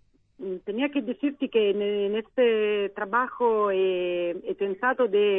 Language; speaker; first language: Spanish; non-native, learner; Italian